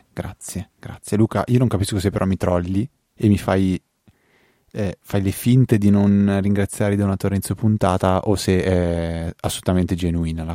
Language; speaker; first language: Italian; native; Italian